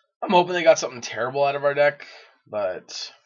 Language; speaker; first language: English; native; English